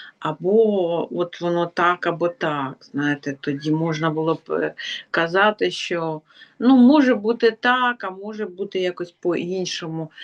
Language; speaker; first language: Ukrainian; non-native, local second language; Russian